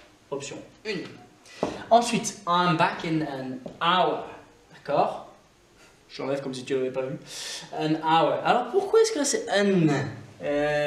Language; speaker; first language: French; non-native, fluent; English